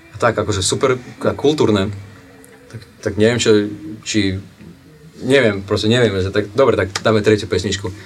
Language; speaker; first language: Slovak; non-native, fluent; Russian